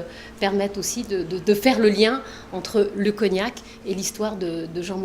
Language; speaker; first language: French; native; French